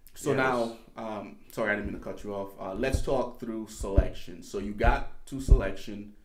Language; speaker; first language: English; native; English